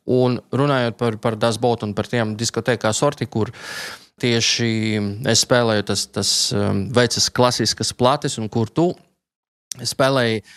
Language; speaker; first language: Latvian; non-native, local second language; Russian